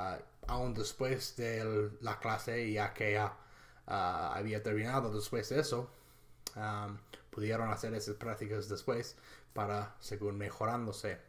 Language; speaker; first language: Spanish; non-native, fluent; English